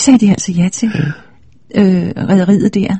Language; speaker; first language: Danish; native; Danish